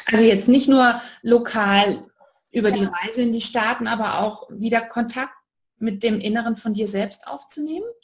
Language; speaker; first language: German; native; German